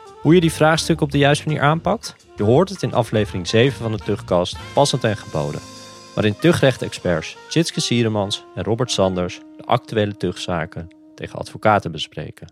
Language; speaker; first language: Dutch; native; Dutch